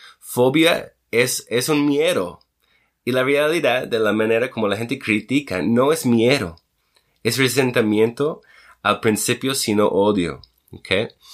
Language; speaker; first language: Spanish; non-native, fluent; English